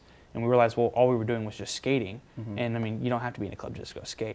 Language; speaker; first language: English; native; English